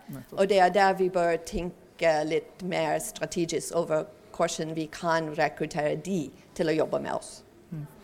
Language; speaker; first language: Norwegian; non-native, fluent; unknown